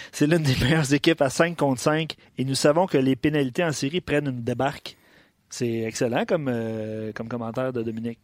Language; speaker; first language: French; native; French